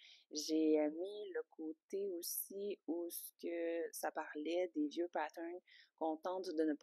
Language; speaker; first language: French; native; French